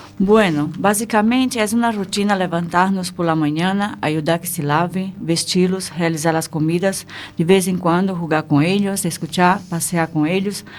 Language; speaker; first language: Spanish; non-native, fluent; Portuguese